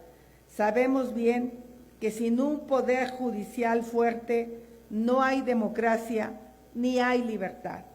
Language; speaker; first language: Spanish; native; Spanish